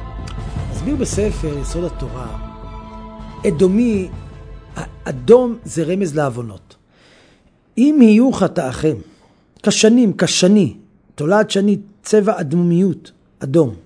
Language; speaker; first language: Hebrew; native; Hebrew